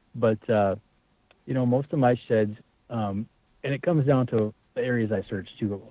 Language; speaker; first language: English; native; English